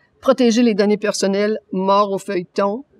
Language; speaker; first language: French; native; French